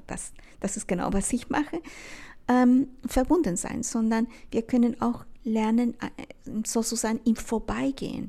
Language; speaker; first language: German; non-native, fluent; Spanish